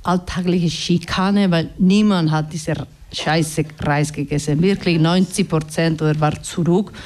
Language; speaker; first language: German; non-native, learner; Basque